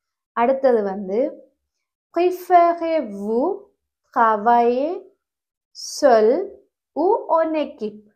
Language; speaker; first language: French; non-native, fluent; Tamil